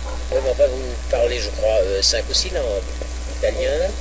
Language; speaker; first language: French; native; French